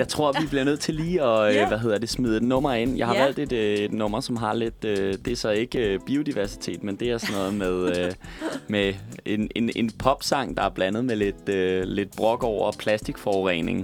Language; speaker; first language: Danish; native; Danish